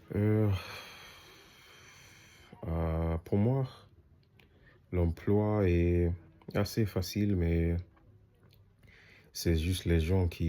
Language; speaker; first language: French; non-native, learner; English